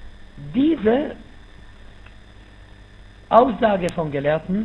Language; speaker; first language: German; non-native, fluent; Arabic